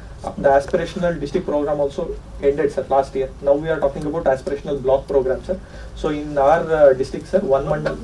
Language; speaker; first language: English; non-native, local second language; Telugu